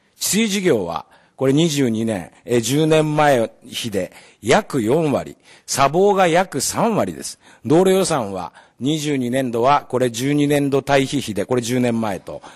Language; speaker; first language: Japanese; native; Japanese